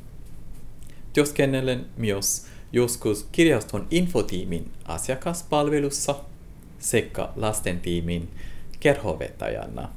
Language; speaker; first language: Finnish; non-native, fluent; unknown